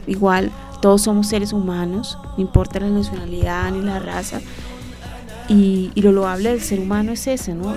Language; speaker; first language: Spanish; native; Spanish